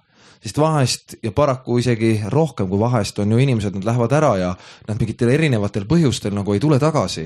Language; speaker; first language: Estonian; native; Estonian